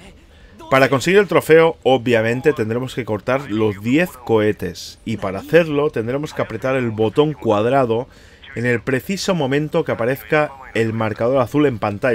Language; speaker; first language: Spanish; native; Spanish